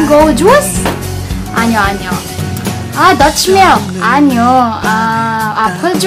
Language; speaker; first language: Korean; non-native, learner; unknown